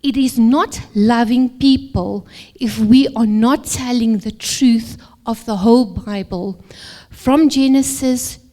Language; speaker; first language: English; non-native, local second language; Afrikaans